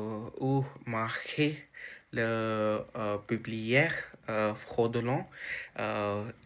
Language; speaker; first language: French; non-native, learner; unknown